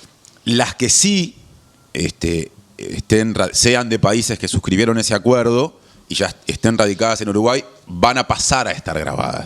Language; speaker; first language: Spanish; native; Spanish